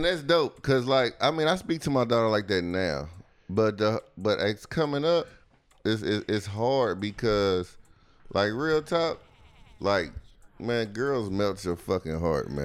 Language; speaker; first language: English; native; English